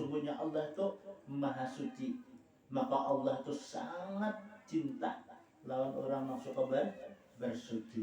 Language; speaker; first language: Indonesian; non-native, local second language; Banjar